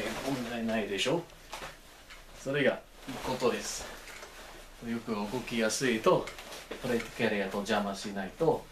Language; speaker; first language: Japanese; non-native, fluent; English